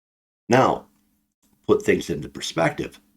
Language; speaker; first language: English; native; English